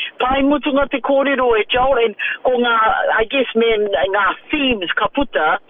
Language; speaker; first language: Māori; non-native, local second language; English